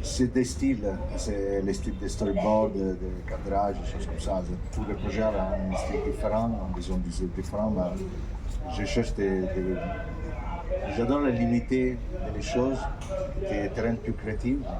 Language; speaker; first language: French; non-native, fluent; Italian